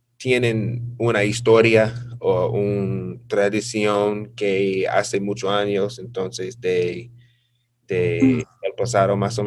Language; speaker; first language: Spanish; non-native, learner; English